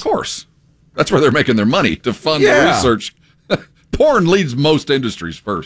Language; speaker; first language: English; native; English